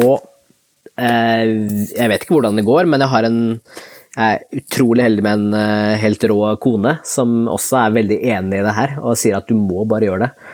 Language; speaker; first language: Norwegian; early bilingual, other home language; Spanish